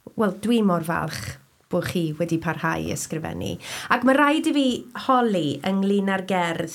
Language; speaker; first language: Welsh; native; Welsh